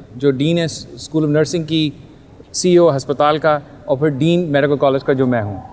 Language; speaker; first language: Urdu; early bilingual, heritage; Urdu